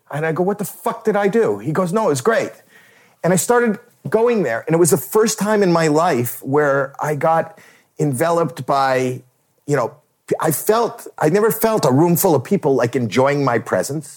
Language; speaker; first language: English; native; English